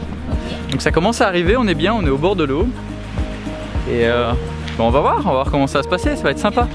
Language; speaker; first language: French; native; French